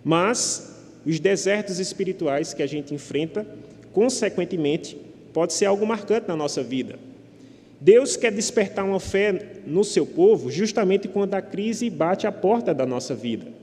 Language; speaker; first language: Portuguese; native; Portuguese